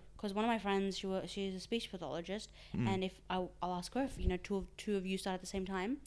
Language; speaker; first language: English; early bilingual, other home language; Urdu